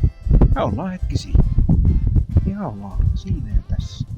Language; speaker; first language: Finnish; native; Finnish